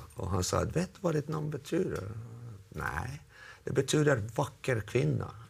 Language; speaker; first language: Swedish; non-native, local second language; Finnish